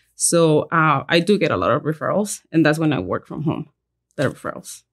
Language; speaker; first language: English; early bilingual, other home language; Spanish